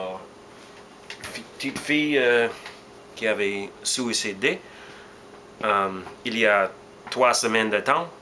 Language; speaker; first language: French; early bilingual, heritage; French